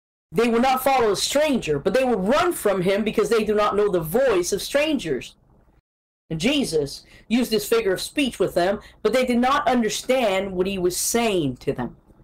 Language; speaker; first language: English; early bilingual, other home language; Spanish